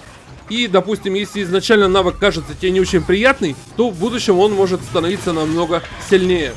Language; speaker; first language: Russian; native; Russian